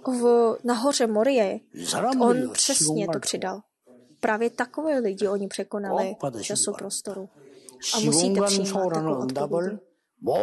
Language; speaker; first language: Czech; non-native, fluent; Korean